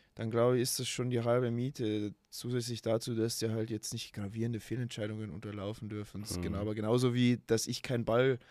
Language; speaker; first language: German; native; German